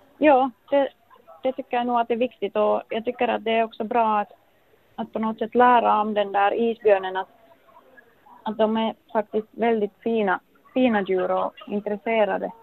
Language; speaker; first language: Swedish; native; Swedish